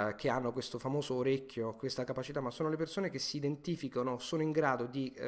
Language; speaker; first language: Italian; native; Italian